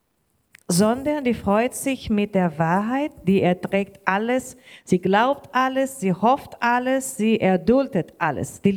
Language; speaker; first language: German; non-native, learner; Portuguese